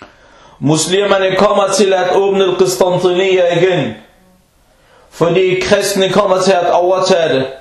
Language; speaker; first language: Danish; non-native, fluent; Arabic